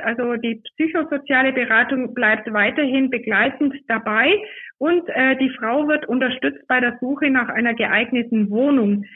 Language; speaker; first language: German; native; German